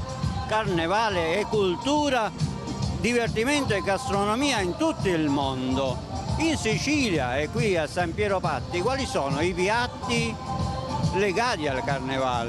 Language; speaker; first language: Italian; native; Italian